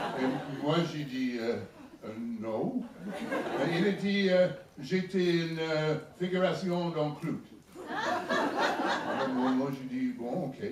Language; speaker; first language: French; non-native, learner; English